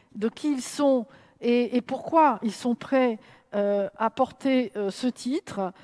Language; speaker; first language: French; native; French